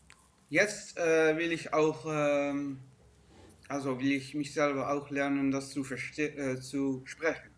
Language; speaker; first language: German; early bilingual, heritage; Dutch